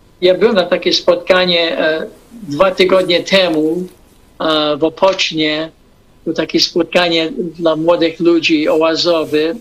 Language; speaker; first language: Polish; early bilingual, heritage; English